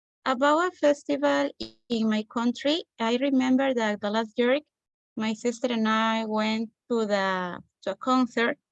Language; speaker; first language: English; non-native, learner; Spanish